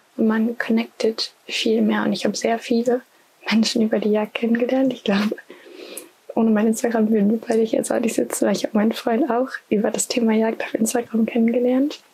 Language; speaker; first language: German; native; German